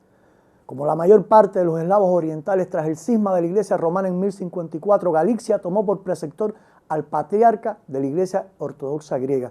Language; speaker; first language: Spanish; native; Spanish